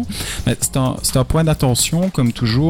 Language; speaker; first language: French; native; French